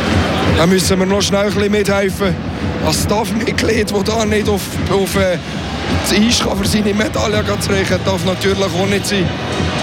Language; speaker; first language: German; native; German